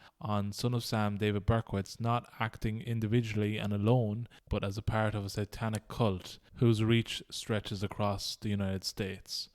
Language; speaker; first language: English; native; English